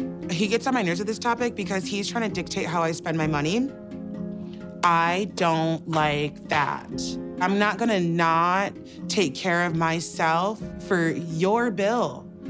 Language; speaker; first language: English; native; English